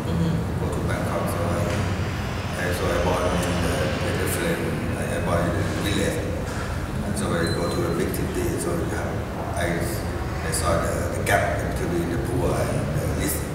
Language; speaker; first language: English; non-native, learner; Thai